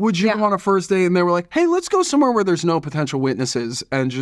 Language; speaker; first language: English; native; English